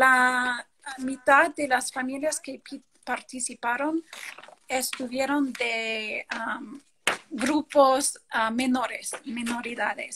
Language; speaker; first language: Spanish; non-native, fluent; English